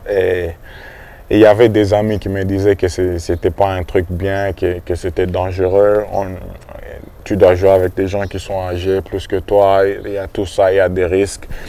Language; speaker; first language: French; non-native, local second language; Swahili